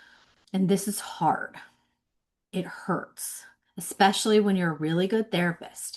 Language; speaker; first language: English; native; English